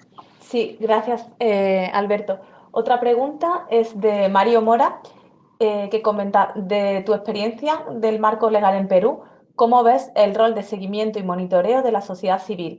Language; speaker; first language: Spanish; native; Spanish